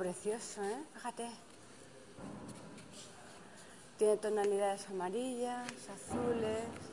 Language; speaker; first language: Spanish; native; Spanish